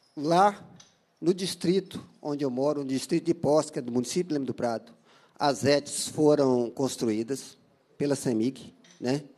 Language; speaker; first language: Portuguese; native; Portuguese